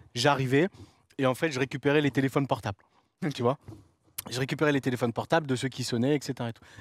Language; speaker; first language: French; native; French